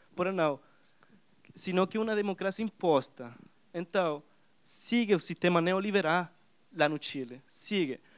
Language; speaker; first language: Portuguese; non-native, learner; Spanish